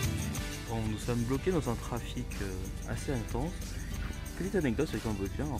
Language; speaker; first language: French; native; French